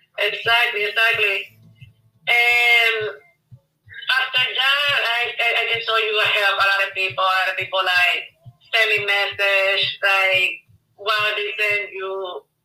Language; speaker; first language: English; non-native, learner; Spanish